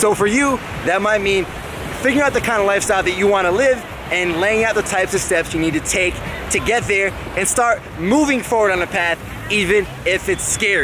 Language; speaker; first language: English; native; English